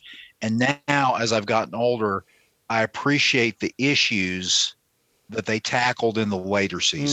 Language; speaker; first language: English; native; English